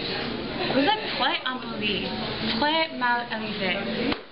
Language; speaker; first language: French; non-native, learner; English